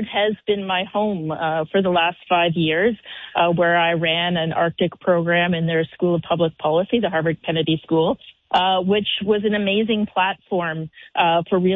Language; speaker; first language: English; native; English